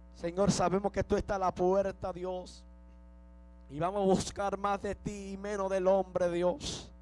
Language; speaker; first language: Spanish; early bilingual, heritage; Spanish